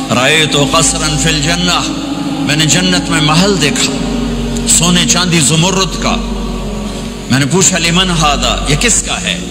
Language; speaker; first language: Urdu; non-native, local second language; Punjabi